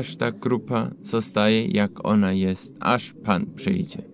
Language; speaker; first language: Polish; non-native, fluent; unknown